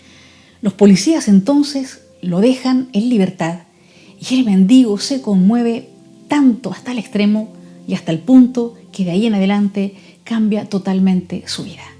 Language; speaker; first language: Spanish; native; Spanish